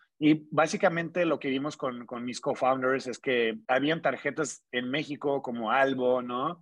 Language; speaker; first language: Spanish; non-native, fluent; Russian